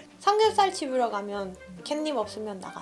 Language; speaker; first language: Korean; non-native, fluent; Spanish